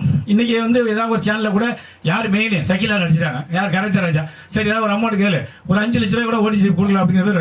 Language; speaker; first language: Tamil; native; Tamil